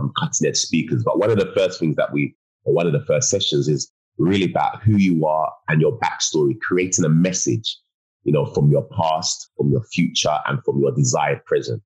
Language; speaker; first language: English; native; English